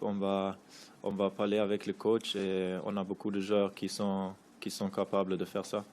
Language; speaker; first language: French; non-native, fluent; German